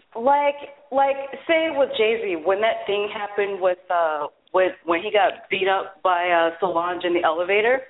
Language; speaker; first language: English; native; English